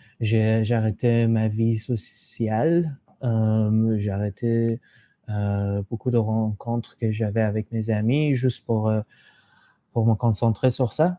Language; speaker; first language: French; non-native, fluent; English